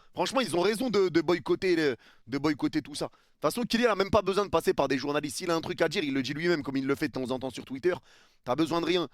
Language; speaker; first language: French; early bilingual, other home language; Arabic